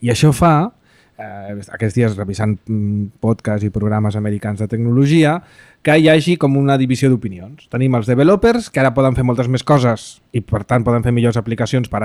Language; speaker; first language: Catalan; native; Catalan